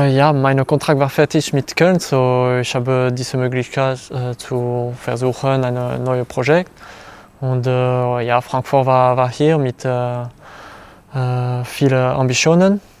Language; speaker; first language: German; non-native, learner; French